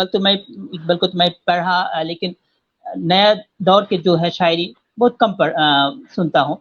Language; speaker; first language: Hindi; non-native, fluent; Bangla